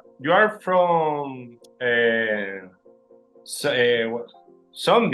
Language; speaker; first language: English; non-native, learner; Spanish